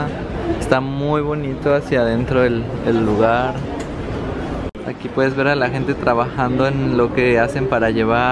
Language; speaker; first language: Spanish; native; Spanish